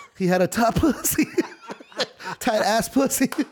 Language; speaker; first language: English; early bilingual, other home language; Spanish